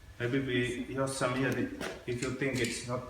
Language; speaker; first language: English; non-native, learner; Finnish